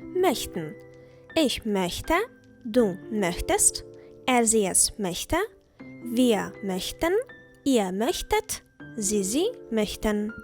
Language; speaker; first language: German; non-native, fluent; Ukrainian